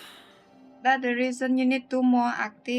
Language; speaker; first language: English; non-native, learner; Vietnamese